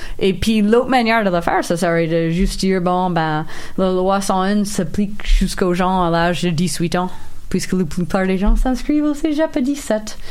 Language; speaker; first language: French; non-native, local second language; English